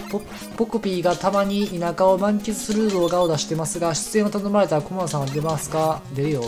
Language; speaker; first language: Japanese; native; Japanese